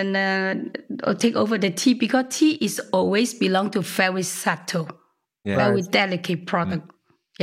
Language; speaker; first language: English; non-native, local second language; Cantonese